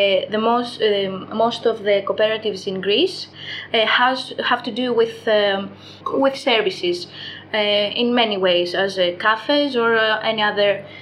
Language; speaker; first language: English; non-native, fluent; Greek